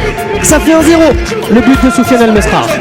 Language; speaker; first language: French; native; French